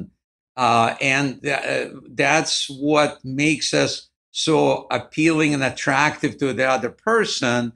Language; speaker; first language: English; non-native, fluent; Ukrainian